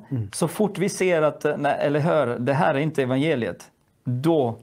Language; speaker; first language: Swedish; non-native, fluent; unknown